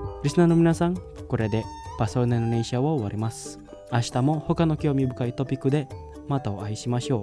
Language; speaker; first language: Japanese; non-native, fluent; Indonesian